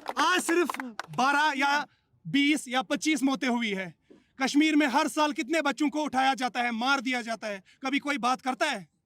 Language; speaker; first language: Hindi; non-native, local second language; Kashmiri